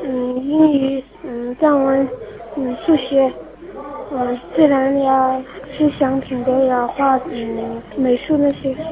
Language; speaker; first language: Chinese; non-native, local second language; Tibetan